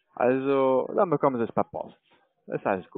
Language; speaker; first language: German; non-native, learner; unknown